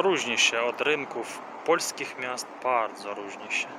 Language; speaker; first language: Polish; non-native, fluent; Russian